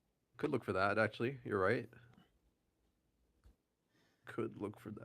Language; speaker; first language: English; native; English